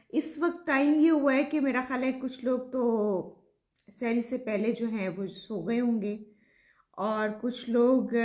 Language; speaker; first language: Urdu; native; Urdu